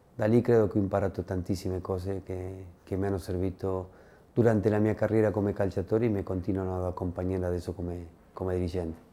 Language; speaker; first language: Italian; non-native, fluent; Spanish